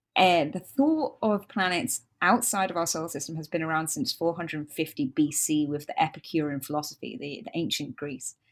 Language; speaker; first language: English; native; English